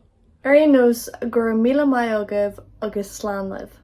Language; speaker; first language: Irish; non-native, local second language; English